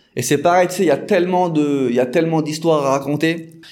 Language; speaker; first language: French; native; French